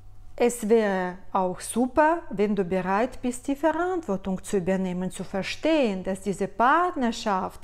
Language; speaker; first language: German; non-native, fluent; Russian